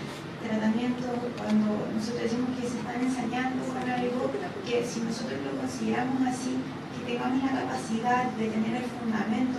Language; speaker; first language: Spanish; native; Spanish